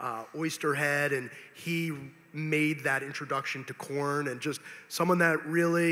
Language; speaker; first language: English; native; English